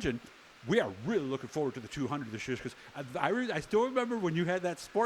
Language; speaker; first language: English; native; English